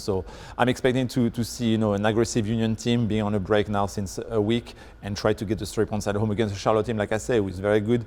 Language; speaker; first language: English; non-native, fluent; French